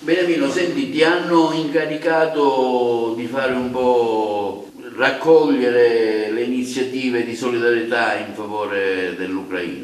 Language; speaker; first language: Italian; native; Italian